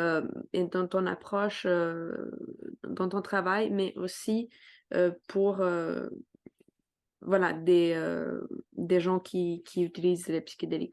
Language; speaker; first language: French; non-native, fluent; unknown